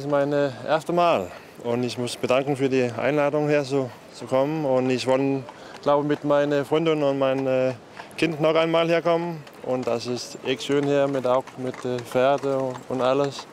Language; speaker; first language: German; non-native, learner; Danish